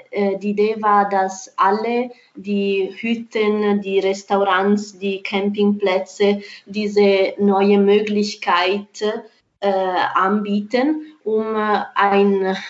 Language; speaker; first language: German; non-native, fluent; Italian